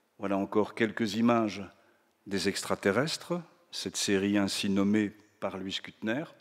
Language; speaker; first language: French; native; French